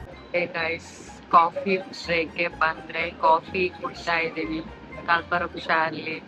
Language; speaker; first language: Kannada; non-native, learner; Telugu